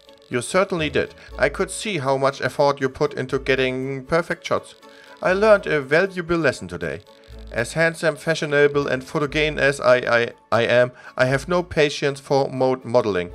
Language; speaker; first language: English; non-native, fluent; German